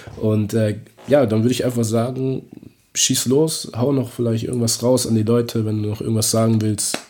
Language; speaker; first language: German; native; German